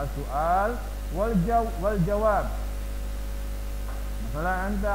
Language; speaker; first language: Arabic; non-native, fluent; Indonesian